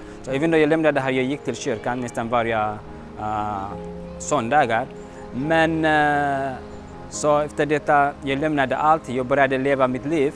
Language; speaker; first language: Swedish; non-native, learner; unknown